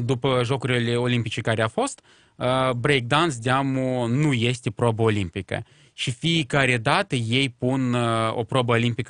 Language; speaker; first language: Romanian; non-native, local second language; Russian